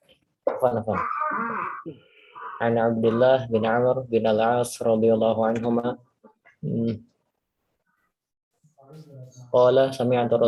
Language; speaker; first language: Arabic; non-native, learner; Indonesian